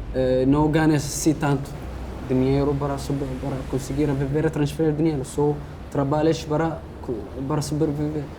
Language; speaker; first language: Portuguese; non-native, learner; Arabic